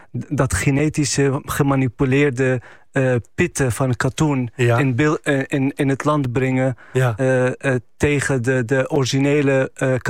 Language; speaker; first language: Dutch; non-native, fluent; Arabic